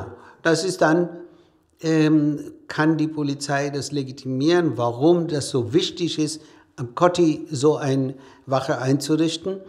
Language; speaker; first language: German; non-native, fluent; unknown